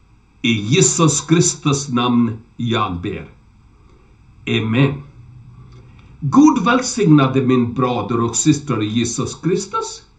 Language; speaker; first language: Swedish; non-native, learner; Urdu